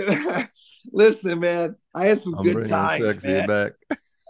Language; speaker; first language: English; native; English